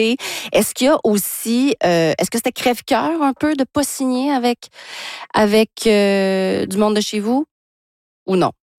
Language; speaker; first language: French; native; French